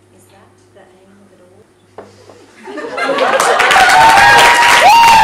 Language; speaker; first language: English; native; English